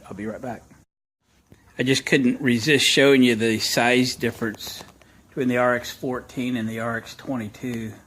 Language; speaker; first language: English; native; English